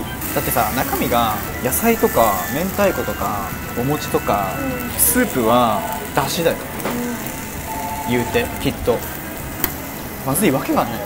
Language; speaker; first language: Japanese; native; Japanese